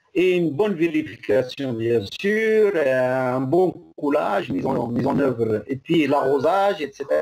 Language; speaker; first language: French; non-native, local second language; Arabic